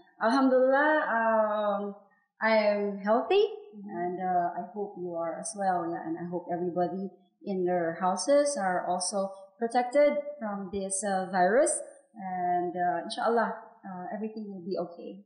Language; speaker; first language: English; non-native, local second language; Filipino